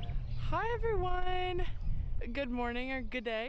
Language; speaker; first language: English; native; English